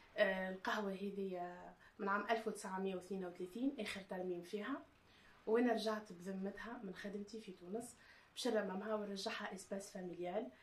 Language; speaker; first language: Arabic; non-native, local second language; Berber languages